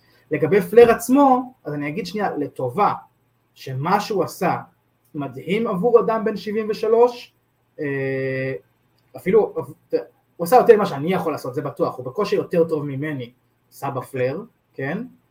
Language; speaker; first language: Hebrew; native; Hebrew